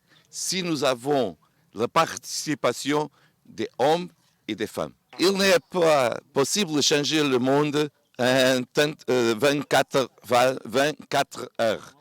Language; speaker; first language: French; non-native, fluent; Portuguese